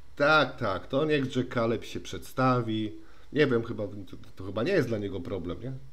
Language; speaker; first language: Polish; native; Polish